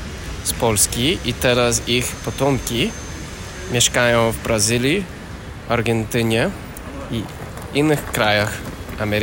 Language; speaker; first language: Polish; non-native, learner; English